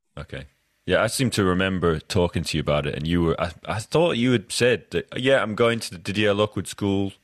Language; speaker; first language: English; native; English